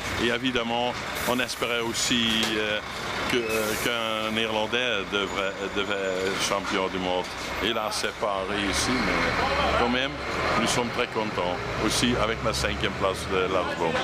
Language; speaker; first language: French; non-native, fluent; Dutch